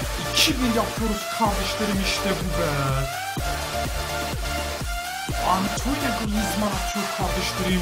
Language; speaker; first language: Turkish; native; Turkish